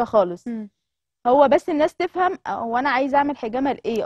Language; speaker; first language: Arabic; native; Arabic